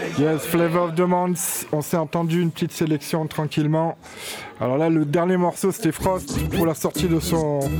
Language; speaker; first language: French; native; French